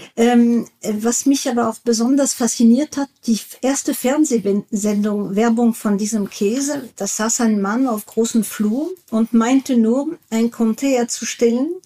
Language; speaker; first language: German; non-native, fluent; French